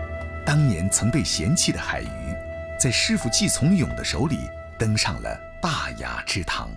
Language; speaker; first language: Chinese; native; Chinese